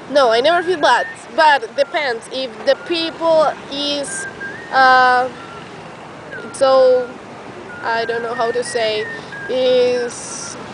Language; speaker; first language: English; non-native, learner; Spanish